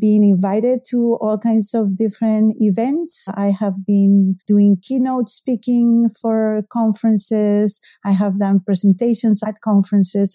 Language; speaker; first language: English; non-native, fluent; Spanish